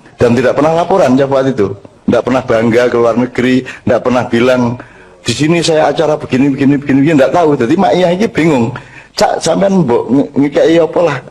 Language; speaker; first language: Indonesian; native; Indonesian